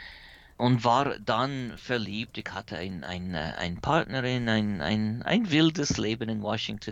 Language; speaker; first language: German; early bilingual, heritage; English